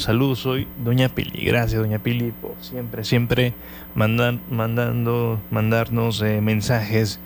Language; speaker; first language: Spanish; native; Spanish